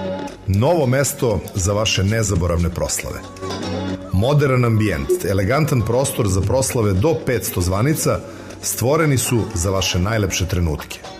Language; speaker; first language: Serbian; native; Serbian